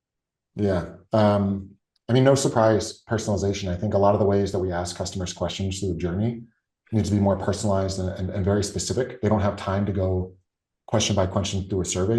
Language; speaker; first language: English; native; English